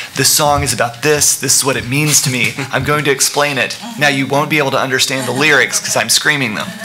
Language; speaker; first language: English; native; English